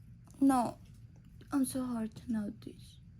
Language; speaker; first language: English; non-native, learner; Georgian